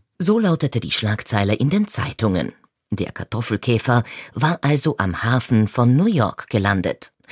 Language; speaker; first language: German; native; German